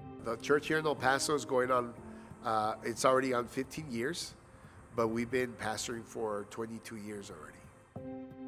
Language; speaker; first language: English; early bilingual, other home language; Spanish